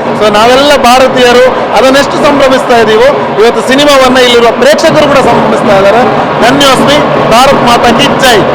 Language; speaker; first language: Kannada; non-native, local second language; Tulu